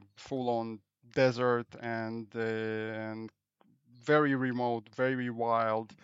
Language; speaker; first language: English; non-native, fluent; Hebrew